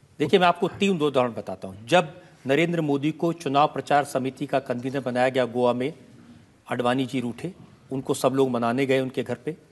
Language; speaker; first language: Hindi; native; Hindi